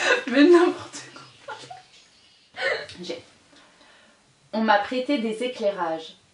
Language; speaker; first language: French; native; French